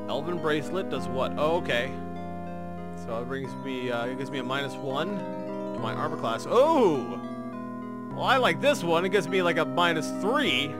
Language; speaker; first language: English; native; English